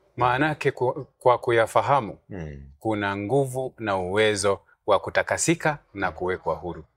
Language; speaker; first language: Swahili; non-native, local second language; Luo (Kenya and Tanzania)